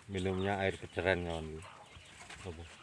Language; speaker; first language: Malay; non-native, local second language; Javanese